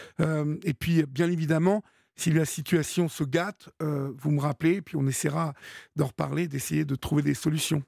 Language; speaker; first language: French; native; French